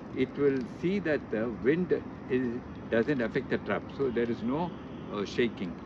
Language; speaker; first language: English; non-native, local second language; Kannada